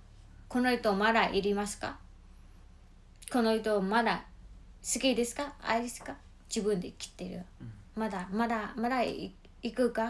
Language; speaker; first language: Japanese; non-native, learner; Mongolian